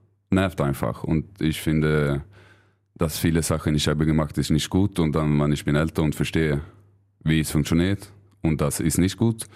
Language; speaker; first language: German; non-native, learner; Swedish